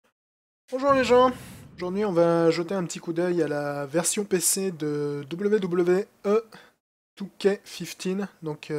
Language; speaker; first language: French; native; French